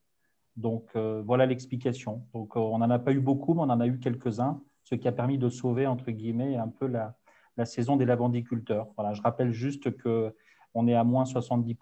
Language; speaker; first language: French; native; French